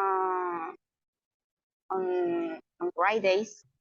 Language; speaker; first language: English; non-native, learner; Spanish